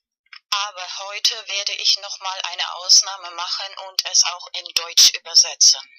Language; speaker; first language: German; non-native, fluent; Spanish